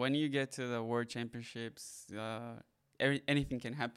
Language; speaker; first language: English; non-native, fluent; Portuguese